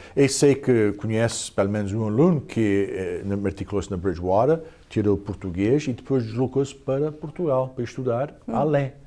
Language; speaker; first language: Portuguese; early bilingual, heritage; Portuguese